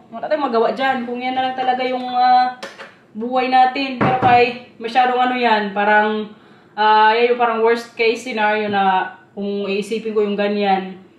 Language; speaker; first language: Filipino; non-native, local second language; Waray